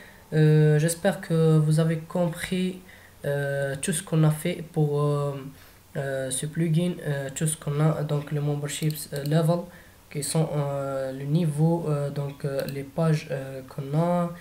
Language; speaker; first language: French; non-native, fluent; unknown